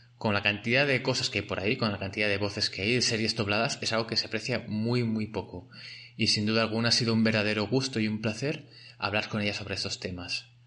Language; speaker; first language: Spanish; native; Spanish